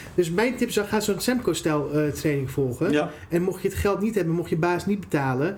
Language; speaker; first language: Dutch; non-native, fluent; Persian